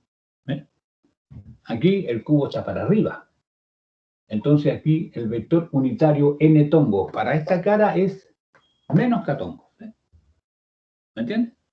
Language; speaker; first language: Spanish; native; Spanish